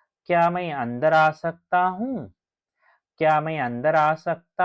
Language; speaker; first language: Hindi; non-native, local second language; Telugu